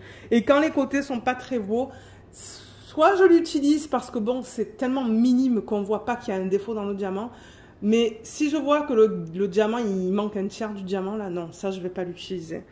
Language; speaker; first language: French; native; French